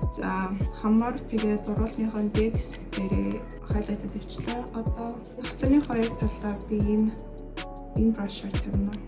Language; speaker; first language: Mongolian; early bilingual, heritage; Mongolian